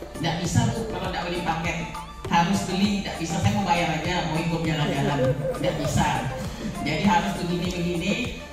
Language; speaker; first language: Indonesian; native; Indonesian